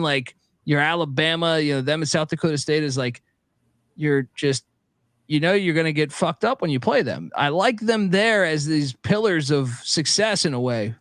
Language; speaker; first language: English; native; English